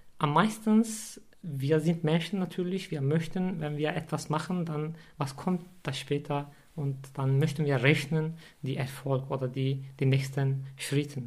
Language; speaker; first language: German; non-native, fluent; Turkish